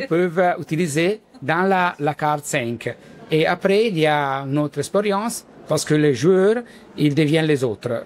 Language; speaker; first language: French; non-native, learner; Italian